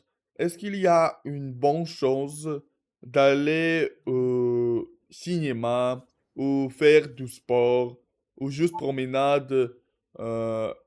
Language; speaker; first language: French; non-native, learner; Russian